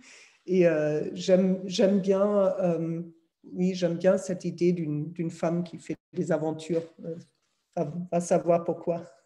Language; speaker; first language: French; non-native, fluent; German